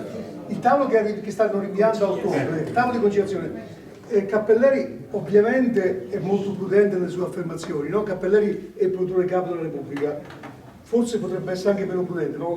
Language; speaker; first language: Italian; native; Italian